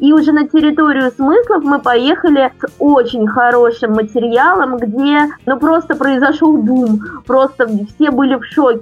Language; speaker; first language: Russian; native; Russian